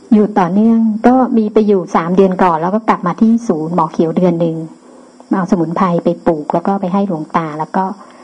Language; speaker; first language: Thai; native; Thai